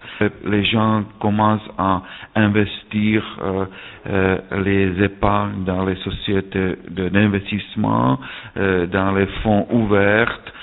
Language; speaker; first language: French; non-native, fluent; Czech